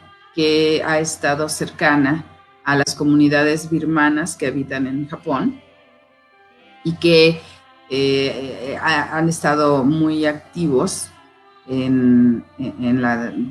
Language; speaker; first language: Spanish; native; Spanish